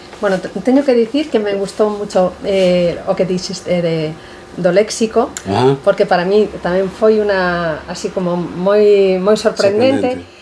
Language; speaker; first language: Galician; non-native, local second language; Spanish